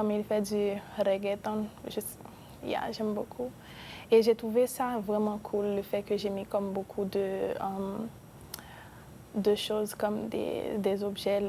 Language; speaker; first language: French; non-native, local second language; Spanish